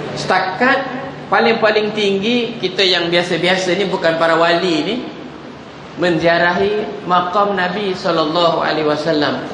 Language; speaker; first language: Malay; non-native, local second language; Javanese